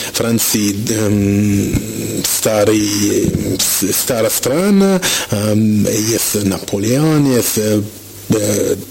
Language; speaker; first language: Russian; non-native, learner; French